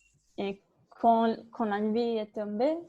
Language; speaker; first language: French; non-native, learner; English